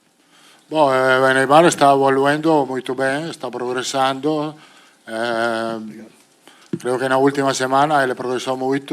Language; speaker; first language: Portuguese; non-native, fluent; Italian